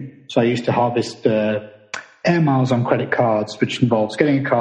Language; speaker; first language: English; native; English